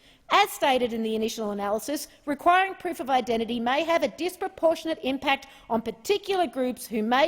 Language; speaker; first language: English; native; English